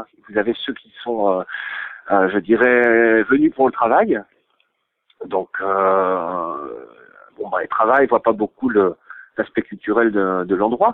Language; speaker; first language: French; native; French